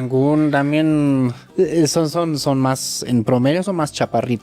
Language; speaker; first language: Spanish; native; Spanish